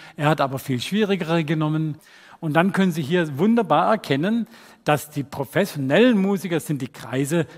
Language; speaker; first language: German; native; German